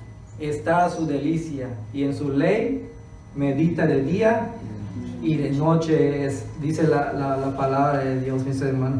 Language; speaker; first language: Spanish; early bilingual, other home language; English